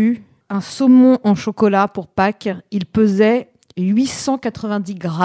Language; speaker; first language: French; native; French